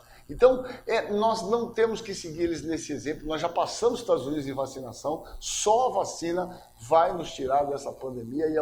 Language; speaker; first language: Portuguese; native; Portuguese